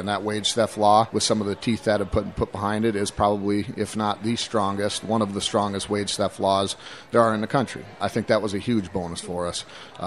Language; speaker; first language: English; native; English